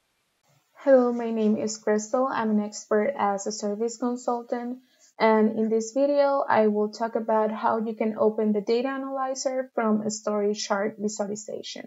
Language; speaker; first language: English; non-native, fluent; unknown